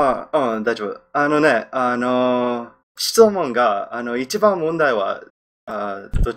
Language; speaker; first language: Japanese; non-native, learner; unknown